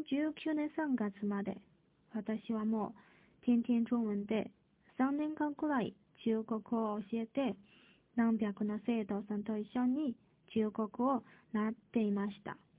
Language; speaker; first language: Japanese; non-native, fluent; Chinese